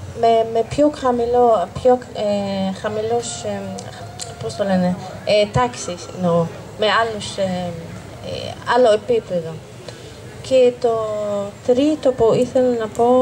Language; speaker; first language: Greek; non-native, fluent; Arabic